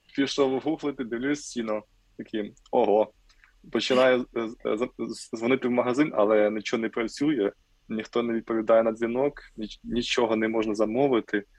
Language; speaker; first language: Ukrainian; native; Ukrainian